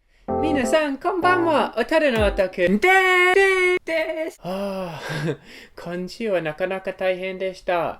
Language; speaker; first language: Japanese; non-native, learner; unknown